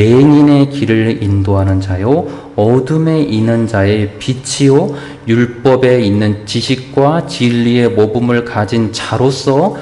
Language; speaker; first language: Korean; native; Korean